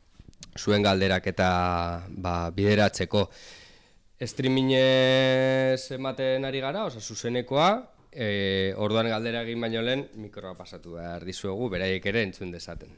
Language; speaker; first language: Basque; native; Basque